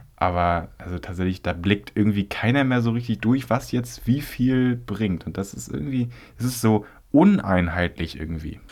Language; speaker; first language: German; native; German